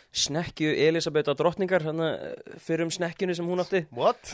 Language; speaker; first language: Icelandic; early bilingual, heritage; English